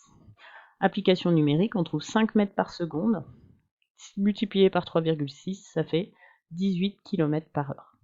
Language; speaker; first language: French; native; French